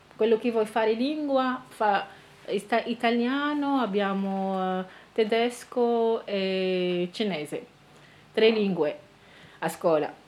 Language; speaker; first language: Italian; non-native, learner; Arabic